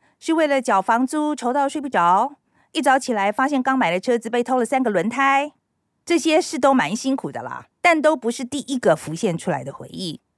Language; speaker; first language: Chinese; native; Chinese